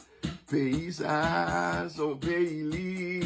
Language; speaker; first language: French; non-native, local second language; Haitian Creole